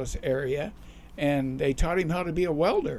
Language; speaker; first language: English; native; English